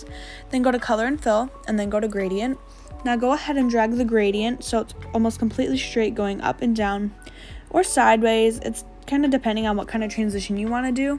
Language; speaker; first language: English; native; English